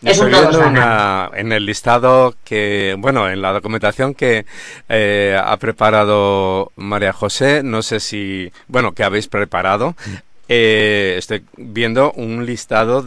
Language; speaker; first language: Spanish; native; Spanish